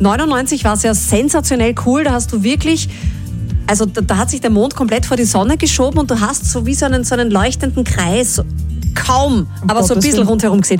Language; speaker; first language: German; native; German